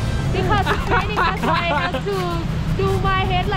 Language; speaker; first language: English; non-native, learner; Thai